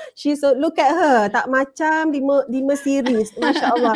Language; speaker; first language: English; non-native, local second language; Malay